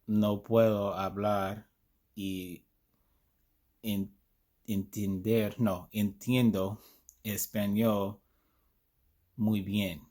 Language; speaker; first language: Spanish; non-native, learner; English